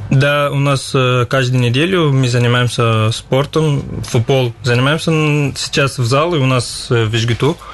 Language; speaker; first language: Russian; non-native, learner; Arabic